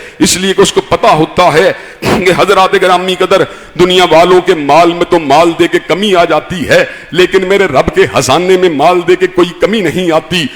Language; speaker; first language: Urdu; non-native, local second language; Punjabi